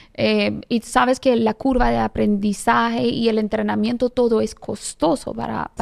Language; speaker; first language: Spanish; non-native, fluent; Persian